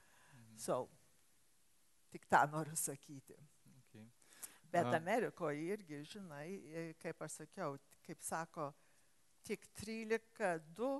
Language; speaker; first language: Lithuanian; early bilingual, heritage; English